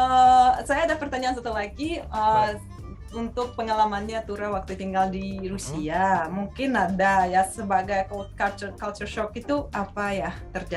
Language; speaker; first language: Indonesian; non-native, fluent; Russian